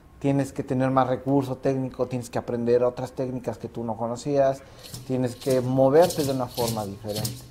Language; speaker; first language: Spanish; native; Spanish